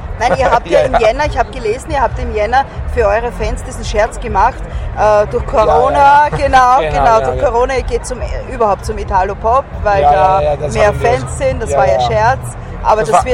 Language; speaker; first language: German; native; German